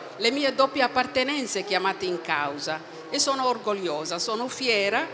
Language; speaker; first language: Italian; non-native, fluent; Somali